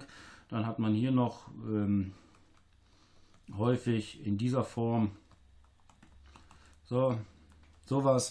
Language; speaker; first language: German; native; German